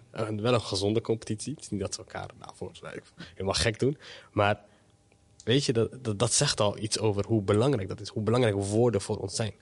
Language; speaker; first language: Dutch; early bilingual, other home language; Somali